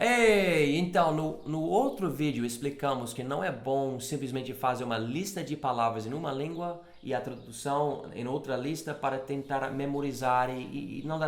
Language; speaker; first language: Portuguese; non-native, fluent; English